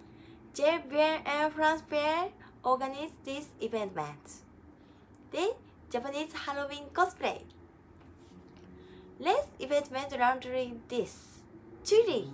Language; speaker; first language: French; non-native, learner; Japanese